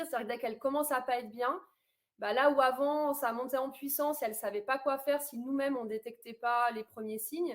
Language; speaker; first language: French; native; French